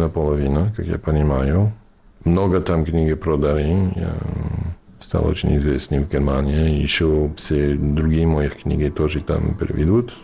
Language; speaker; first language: Russian; non-native, fluent; English